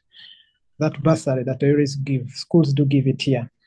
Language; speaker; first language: English; non-native, local second language; Ganda